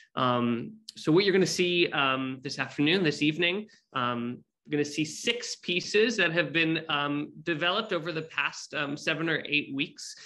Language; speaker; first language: English; native; English